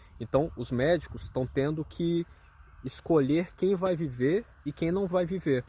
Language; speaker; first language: Portuguese; native; Portuguese